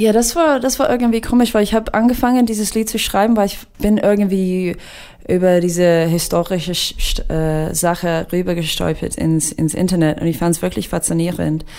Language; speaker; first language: German; non-native, fluent; English